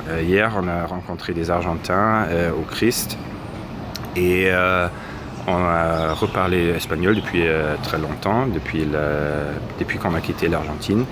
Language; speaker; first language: French; non-native, fluent; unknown